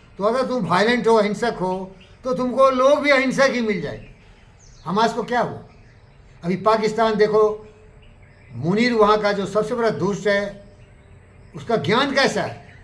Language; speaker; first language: Hindi; native; Hindi